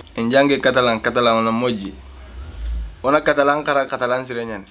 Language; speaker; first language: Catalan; non-native, learner; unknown